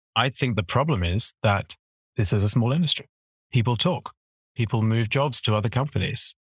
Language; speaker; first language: English; native; English